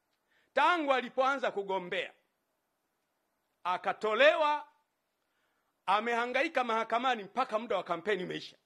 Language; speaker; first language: Swahili; native; Swahili